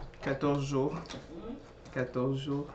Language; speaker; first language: French; native; French